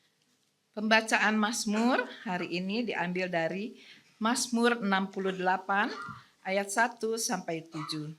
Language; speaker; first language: Indonesian; native; Indonesian